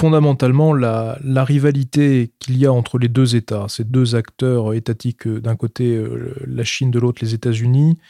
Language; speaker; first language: French; native; French